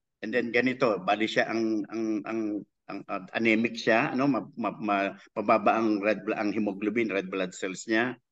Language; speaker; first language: Filipino; native; Filipino